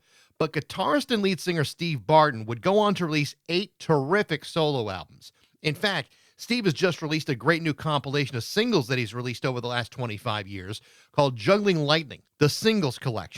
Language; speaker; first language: English; native; English